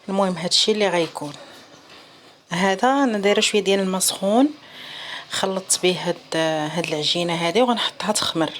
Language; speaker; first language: Arabic; native; Arabic